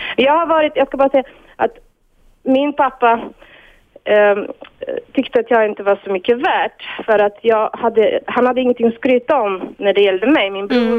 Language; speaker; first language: Swedish; non-native, fluent; Bulgarian